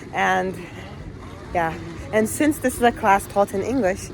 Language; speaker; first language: English; non-native, fluent; Turkish